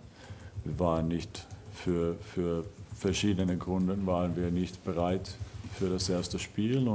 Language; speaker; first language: German; non-native, fluent; Finnish